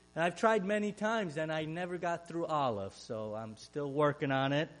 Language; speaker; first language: English; non-native, fluent; Romanian